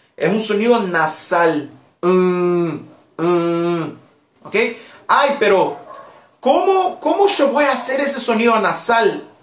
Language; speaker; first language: Spanish; non-native, fluent; Portuguese